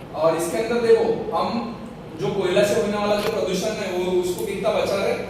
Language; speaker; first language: Hindi; non-native, local second language; Marathi